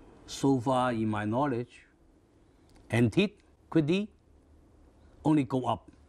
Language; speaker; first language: English; non-native, local second language; Cantonese